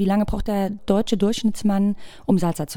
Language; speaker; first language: German; native; German